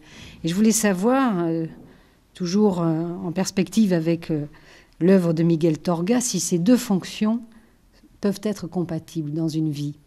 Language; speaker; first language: French; native; French